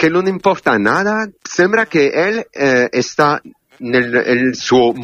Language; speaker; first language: Spanish; non-native, learner; French